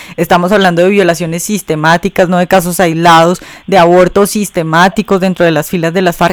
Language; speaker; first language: Spanish; native; Spanish